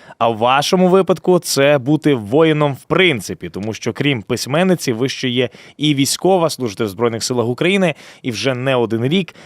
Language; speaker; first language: Ukrainian; native; Ukrainian